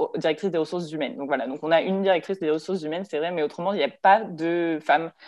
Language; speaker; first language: French; native; French